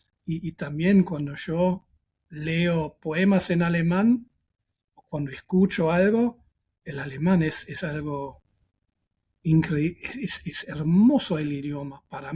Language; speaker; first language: Spanish; non-native, fluent; German